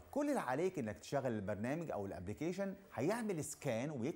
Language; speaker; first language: Arabic; native; Arabic